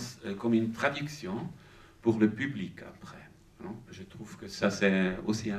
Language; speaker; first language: French; non-native, learner; German